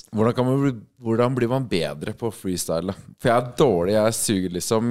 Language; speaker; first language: Norwegian; native; Norwegian